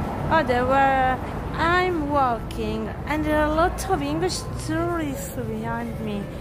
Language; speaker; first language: English; non-native, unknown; Italian